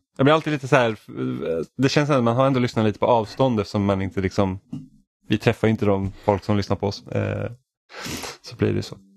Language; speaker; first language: Swedish; native; Swedish